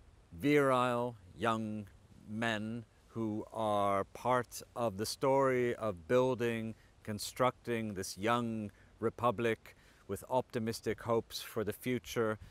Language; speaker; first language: English; non-native, fluent; Estonian